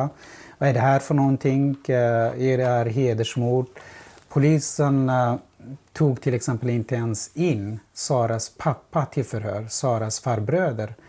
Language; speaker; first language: Swedish; non-native, fluent; Central Kurdish